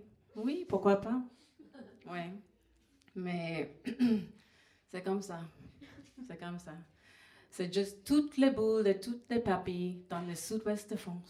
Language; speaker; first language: French; non-native, fluent; English